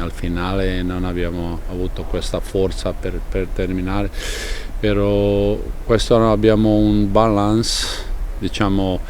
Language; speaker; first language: Italian; non-native, fluent; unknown